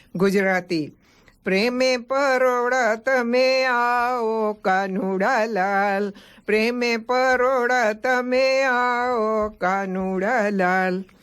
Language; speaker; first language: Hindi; non-native, local second language; Sindhi